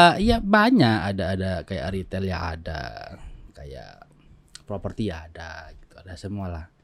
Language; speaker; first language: Indonesian; non-native, local second language; Madurese